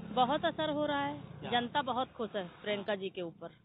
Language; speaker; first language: Hindi; native; Hindi